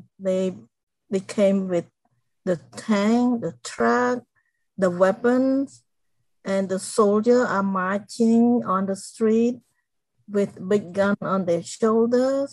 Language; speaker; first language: English; non-native, fluent; Khmer